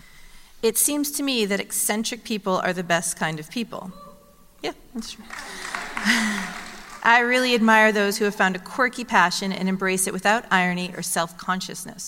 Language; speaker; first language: English; native; English